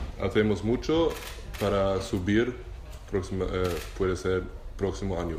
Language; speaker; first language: Spanish; non-native, learner; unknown